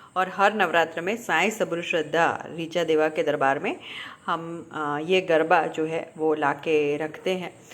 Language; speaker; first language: Hindi; non-native, local second language; Gujarati